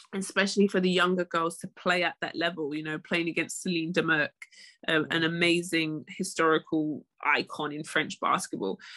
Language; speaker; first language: English; native; English